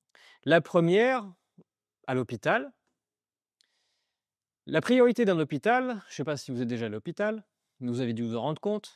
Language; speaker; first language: French; native; French